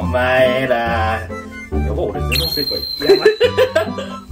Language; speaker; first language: Japanese; native; Japanese